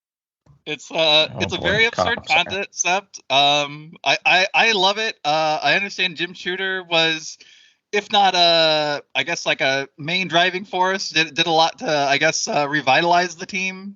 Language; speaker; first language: English; native; English